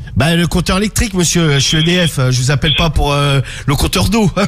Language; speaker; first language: French; native; French